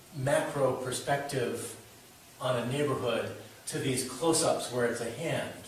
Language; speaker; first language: English; native; English